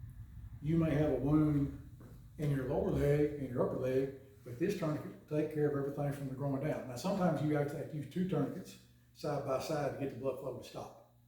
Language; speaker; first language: English; native; English